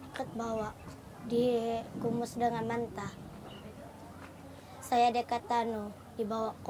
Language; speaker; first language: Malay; early bilingual, other home language; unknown